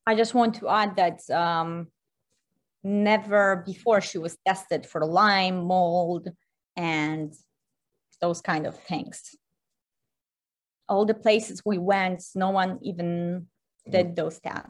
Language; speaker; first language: English; non-native, fluent; Polish